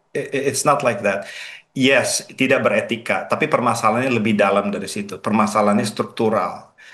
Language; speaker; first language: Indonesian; native; Indonesian